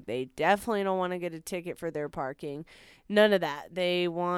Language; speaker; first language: English; native; English